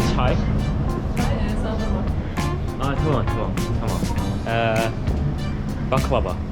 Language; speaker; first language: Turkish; non-native, learner; Korean